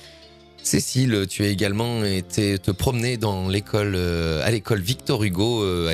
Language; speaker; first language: French; native; French